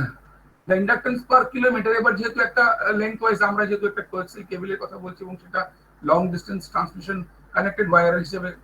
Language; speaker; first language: Bangla; native; Bangla